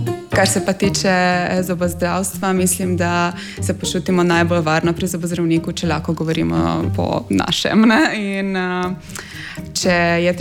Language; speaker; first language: Slovenian; non-native, fluent; Hungarian